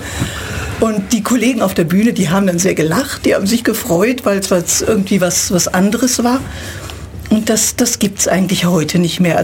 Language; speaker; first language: German; native; German